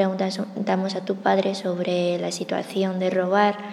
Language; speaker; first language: Spanish; non-native, fluent; Chinese